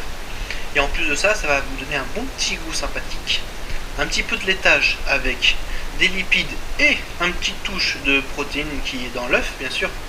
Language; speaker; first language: French; native; French